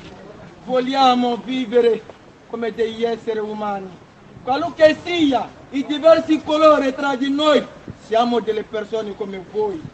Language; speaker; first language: Italian; non-native, fluent; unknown